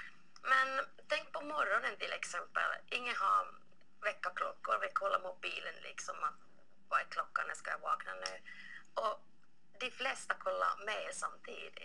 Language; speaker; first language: Swedish; non-native, local second language; Finnish